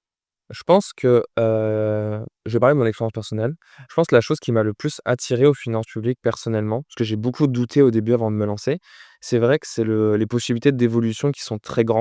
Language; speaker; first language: French; native; French